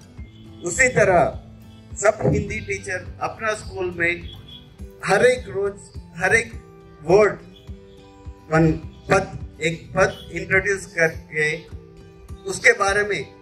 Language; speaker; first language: Hindi; non-native, local second language; Telugu